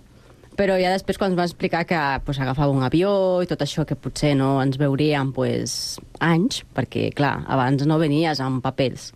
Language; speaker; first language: Catalan; non-native, fluent; Spanish